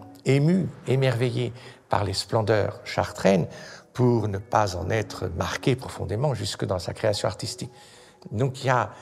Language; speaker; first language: French; native; French